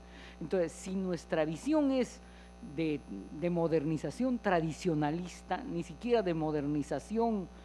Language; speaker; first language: Spanish; native; Spanish